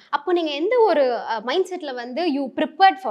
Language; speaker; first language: Tamil; native; Tamil